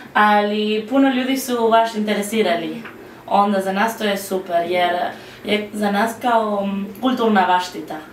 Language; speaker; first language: Croatian; non-native, learner; Spanish